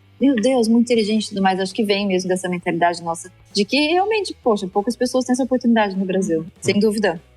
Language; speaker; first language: Portuguese; native; Portuguese